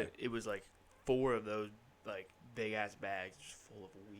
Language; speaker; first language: English; native; English